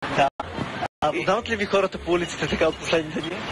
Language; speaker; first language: Bulgarian; native; Bulgarian